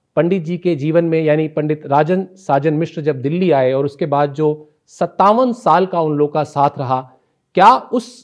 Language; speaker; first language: Hindi; native; Hindi